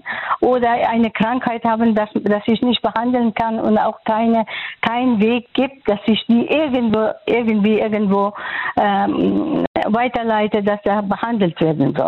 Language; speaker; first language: German; non-native, fluent; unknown